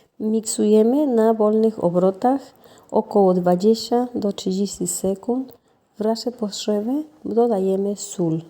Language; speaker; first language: Polish; non-native, learner; Spanish